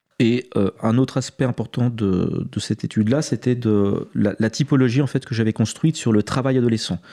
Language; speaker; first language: French; native; French